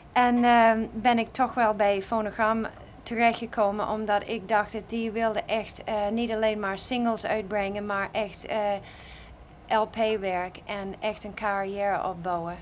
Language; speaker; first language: Dutch; non-native, fluent; English